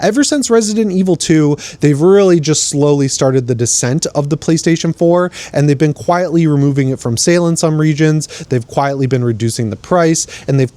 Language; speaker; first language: English; native; English